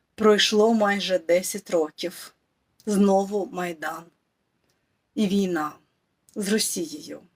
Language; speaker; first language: Ukrainian; non-native, local second language; Russian